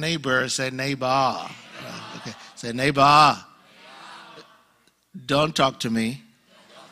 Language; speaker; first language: English; non-native, local second language; Ganda